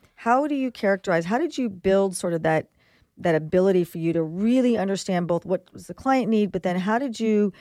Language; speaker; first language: English; native; English